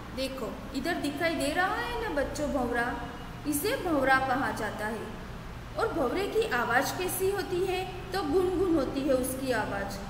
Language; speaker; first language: Hindi; non-native, local second language; Gujarati